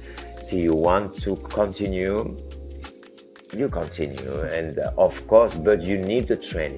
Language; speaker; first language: English; non-native, learner; French